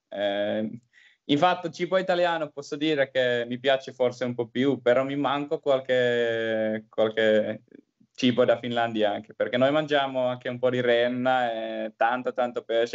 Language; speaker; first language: Italian; non-native, learner; Finnish